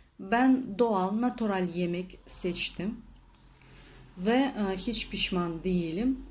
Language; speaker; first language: Turkish; non-native, learner; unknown